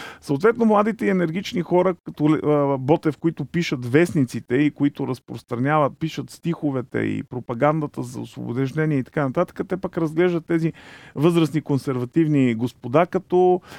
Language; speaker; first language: Bulgarian; native; Bulgarian